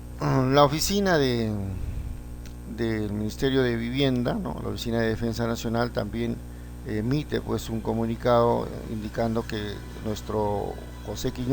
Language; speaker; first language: Spanish; native; Spanish